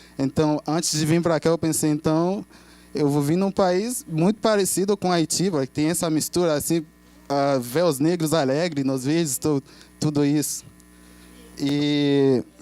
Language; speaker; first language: Portuguese; non-native, fluent; Haitian Creole